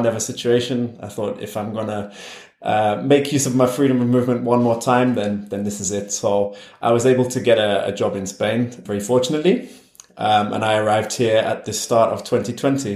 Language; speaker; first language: English; native; English